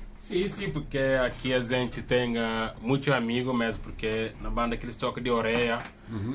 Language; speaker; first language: Portuguese; non-native, learner; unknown